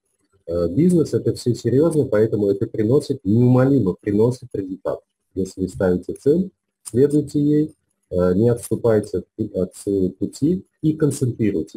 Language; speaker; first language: Russian; native; Russian